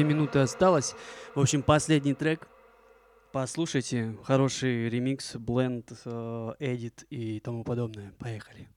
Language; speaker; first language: Russian; native; Russian